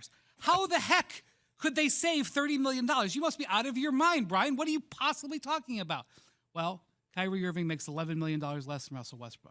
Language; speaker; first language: English; native; English